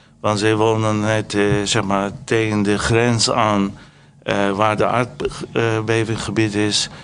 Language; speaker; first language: Dutch; non-native, fluent; Turkish